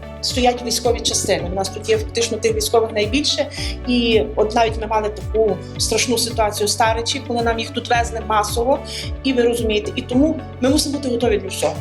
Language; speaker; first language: Ukrainian; native; Ukrainian